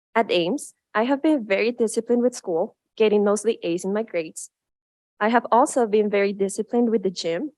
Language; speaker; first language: English; non-native, fluent; Spanish